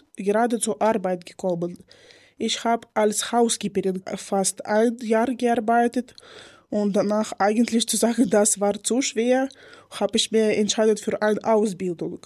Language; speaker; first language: German; non-native, learner; Ukrainian